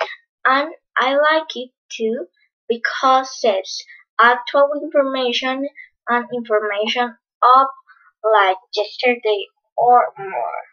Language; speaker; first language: English; non-native, learner; Spanish